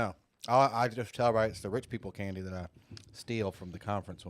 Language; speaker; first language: English; native; English